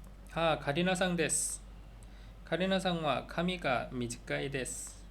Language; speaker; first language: Japanese; non-native, learner; Korean